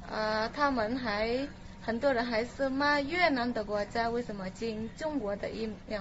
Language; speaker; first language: Chinese; non-native, fluent; Vietnamese